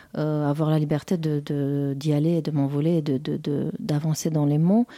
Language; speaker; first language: French; non-native, fluent; Romanian